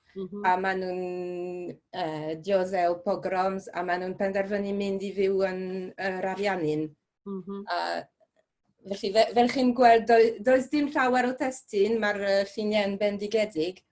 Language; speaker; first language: Welsh; non-native, fluent; French